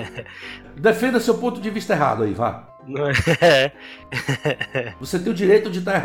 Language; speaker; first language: Portuguese; native; Portuguese